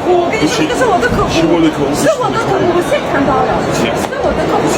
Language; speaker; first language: Chinese; non-native, fluent; French